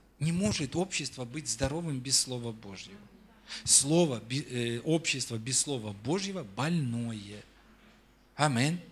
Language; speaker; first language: Russian; native; Russian